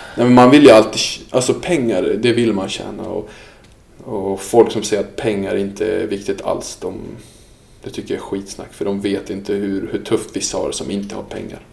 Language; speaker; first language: Swedish; early bilingual, other home language; Serbian